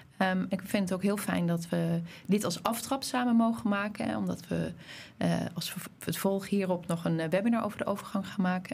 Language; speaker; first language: Dutch; native; Dutch